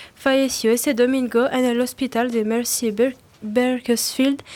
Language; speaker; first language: Spanish; non-native, learner; French